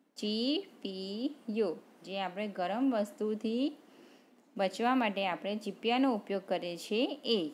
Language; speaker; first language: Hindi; non-native, local second language; Gujarati